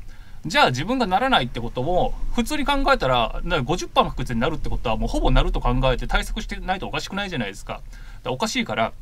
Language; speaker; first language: Japanese; native; Japanese